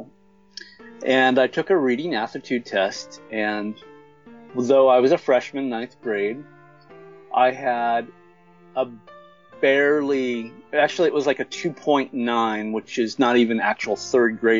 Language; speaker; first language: English; native; English